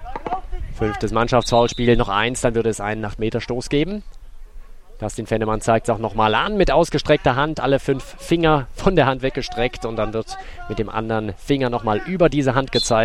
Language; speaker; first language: German; native; German